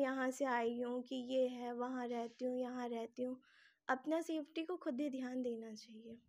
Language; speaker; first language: Hindi; non-native, local second language; Odia